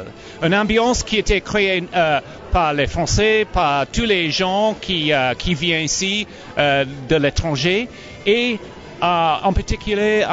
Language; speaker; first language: French; non-native, fluent; English